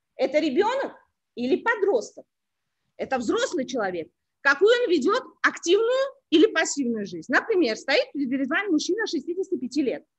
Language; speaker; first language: Russian; non-native, local second language; Uzbek